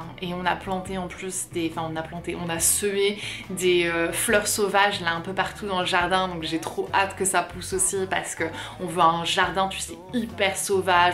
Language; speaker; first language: French; native; French